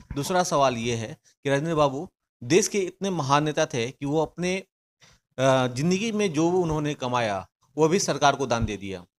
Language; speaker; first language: Hindi; native; Hindi